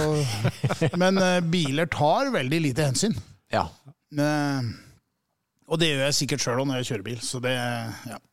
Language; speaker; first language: Norwegian; native; Norwegian